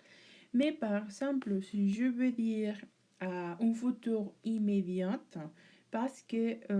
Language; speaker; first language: French; non-native, learner; Spanish